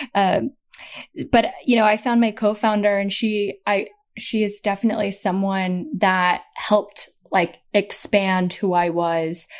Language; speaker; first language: English; native; English